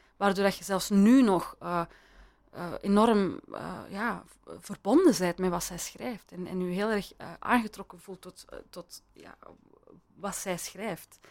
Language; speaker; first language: Dutch; early bilingual, other home language; Persian